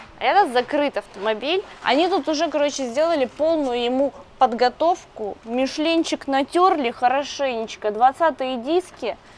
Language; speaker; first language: Russian; native; Russian